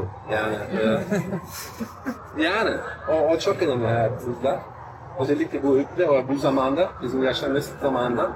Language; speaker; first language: Turkish; non-native, learner; German